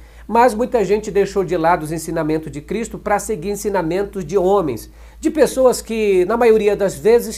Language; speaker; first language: Portuguese; native; Portuguese